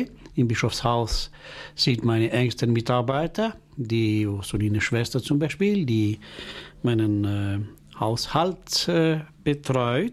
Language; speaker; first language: German; non-native, local second language; French